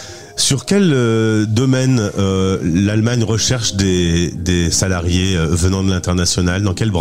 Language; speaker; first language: French; native; French